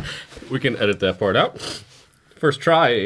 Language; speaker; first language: English; native; English